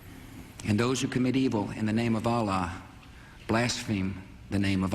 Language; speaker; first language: English; native; English